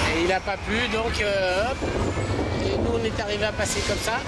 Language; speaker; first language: French; native; French